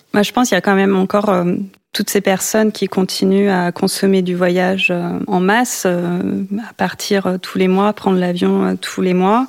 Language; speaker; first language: French; native; French